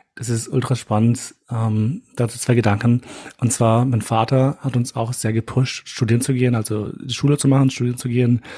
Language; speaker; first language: German; early bilingual, other home language; Albanian